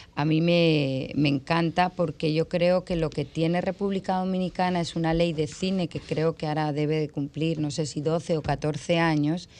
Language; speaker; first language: Spanish; native; Spanish